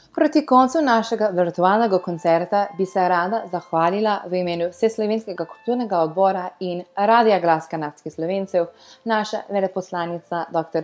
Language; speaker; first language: Slovenian; early bilingual, heritage; Slovenian